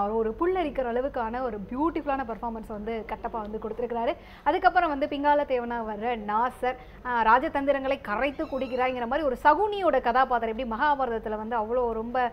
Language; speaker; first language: Tamil; native; Tamil